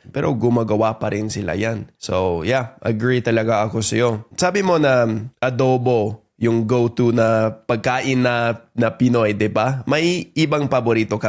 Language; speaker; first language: Filipino; non-native, fluent; English